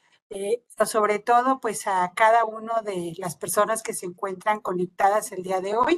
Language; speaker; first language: Spanish; native; Spanish